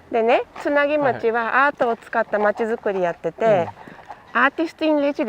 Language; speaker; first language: Japanese; native; Japanese